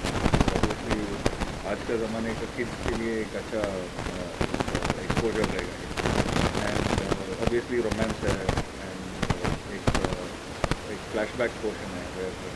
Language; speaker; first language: Hindi; non-native, local second language; Tamil